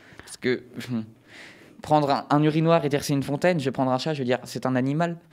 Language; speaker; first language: French; native; French